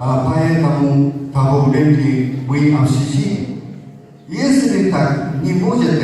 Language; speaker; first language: Russian; non-native, learner; Japanese